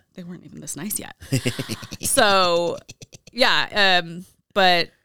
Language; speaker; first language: English; native; English